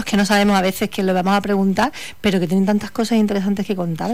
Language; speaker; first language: Spanish; native; Spanish